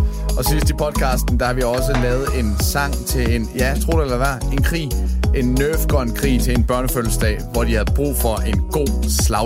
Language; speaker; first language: Danish; native; Danish